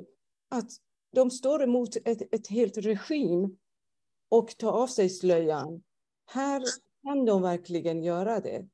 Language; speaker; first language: Swedish; non-native, fluent; Persian